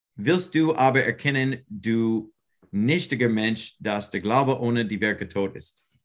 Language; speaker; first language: German; non-native, learner; English